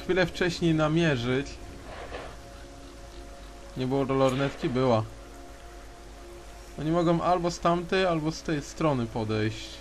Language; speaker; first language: Polish; native; Polish